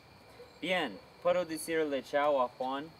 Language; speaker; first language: Spanish; non-native, learner; English